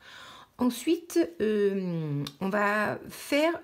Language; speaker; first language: French; native; French